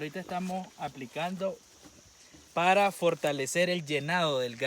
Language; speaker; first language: Spanish; native; Spanish